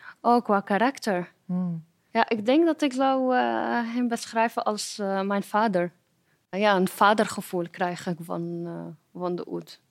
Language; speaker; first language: Dutch; non-native, fluent; Arabic